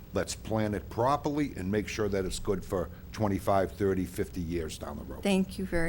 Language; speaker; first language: English; native; English